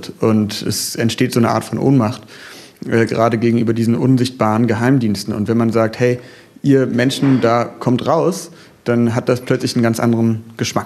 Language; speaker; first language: German; native; German